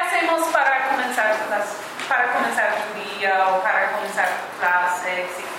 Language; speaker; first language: Spanish; non-native, fluent; English